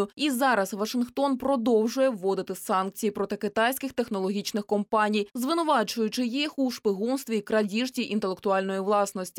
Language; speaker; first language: Ukrainian; native; Ukrainian